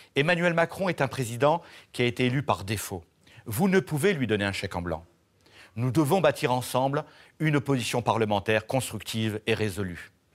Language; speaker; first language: French; native; French